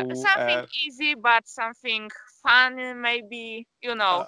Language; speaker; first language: English; non-native, fluent; Polish